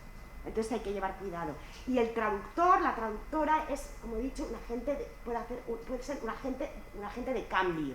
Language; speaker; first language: Spanish; native; Spanish